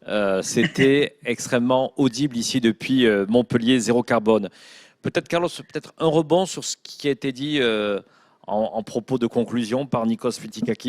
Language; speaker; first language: French; native; French